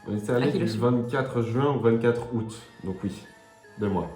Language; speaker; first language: French; native; French